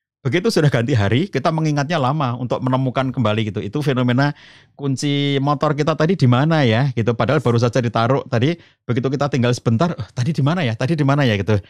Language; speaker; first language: Indonesian; native; Indonesian